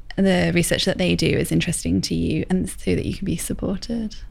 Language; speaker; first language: English; native; English